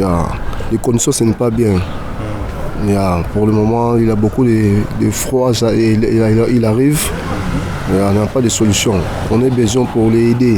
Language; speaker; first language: French; non-native, learner; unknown